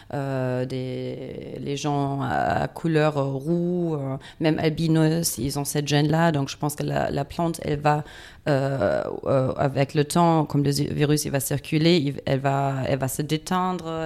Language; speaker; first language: French; non-native, fluent; German